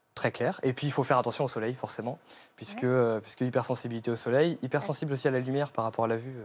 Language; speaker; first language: French; native; French